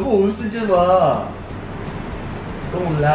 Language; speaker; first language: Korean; non-native, learner; English